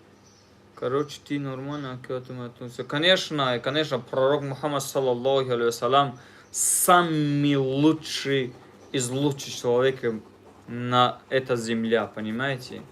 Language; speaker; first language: Russian; non-native, learner; Tajik